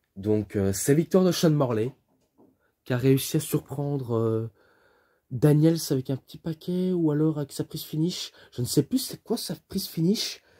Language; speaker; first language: French; native; French